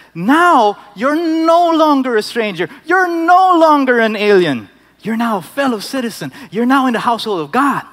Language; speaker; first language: English; non-native, local second language; Filipino